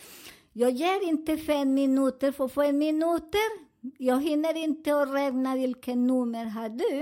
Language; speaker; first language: Swedish; non-native, learner; Spanish